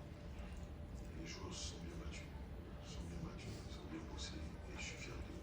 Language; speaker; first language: French; native; French